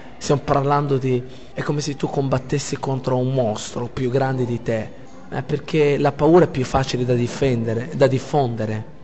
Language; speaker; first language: Italian; non-native, fluent; Arabic